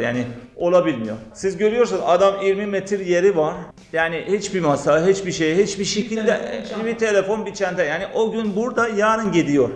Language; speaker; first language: Turkish; non-native, learner; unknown